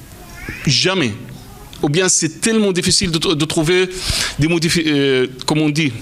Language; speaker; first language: French; non-native, fluent; Arabic